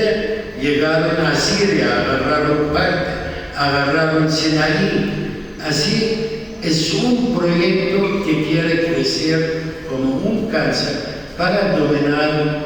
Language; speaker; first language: Spanish; non-native, fluent; Arabic